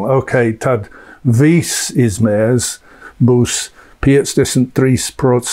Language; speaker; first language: Latvian; non-native, learner; English